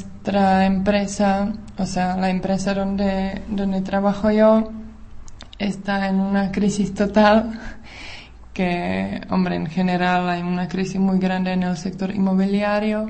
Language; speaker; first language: Spanish; non-native, fluent; Czech